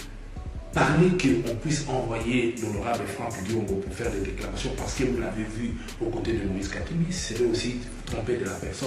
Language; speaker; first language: French; non-native, local second language; Lingala